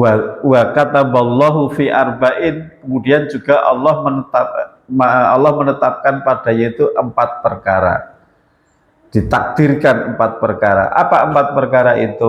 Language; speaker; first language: Indonesian; non-native, local second language; Javanese